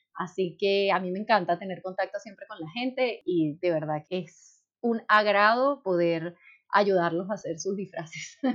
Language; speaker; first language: Spanish; native; Spanish